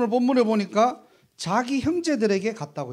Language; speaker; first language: Korean; native; Korean